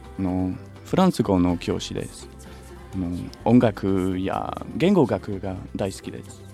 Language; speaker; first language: Japanese; non-native, learner; French